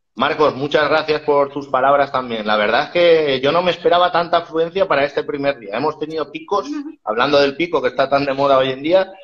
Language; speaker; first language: Spanish; non-native, local second language; Catalan